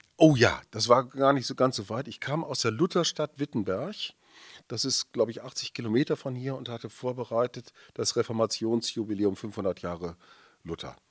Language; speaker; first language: German; native; German